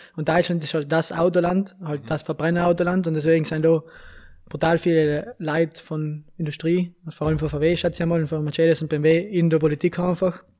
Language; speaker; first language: German; native; German